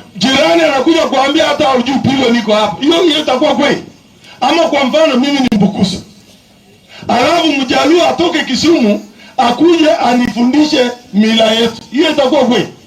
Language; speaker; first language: Swahili; non-native, local second language; Kalenjin